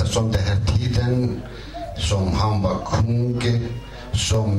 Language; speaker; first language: Swedish; non-native, fluent; Kurdish